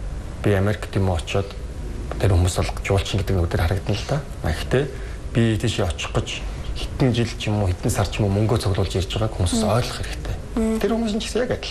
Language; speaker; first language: Mongolian; native; Mongolian